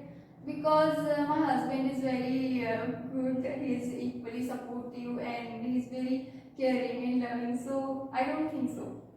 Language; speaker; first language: English; non-native, learner; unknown